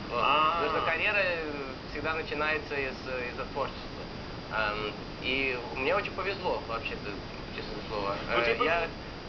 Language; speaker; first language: Russian; early bilingual, heritage; Russian